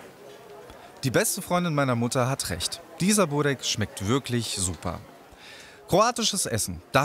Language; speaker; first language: German; early bilingual, other home language; Croatian